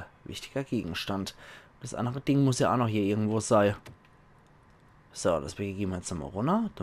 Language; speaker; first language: German; native; German